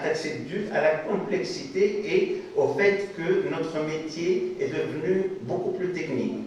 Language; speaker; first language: French; non-native, local second language; Arabic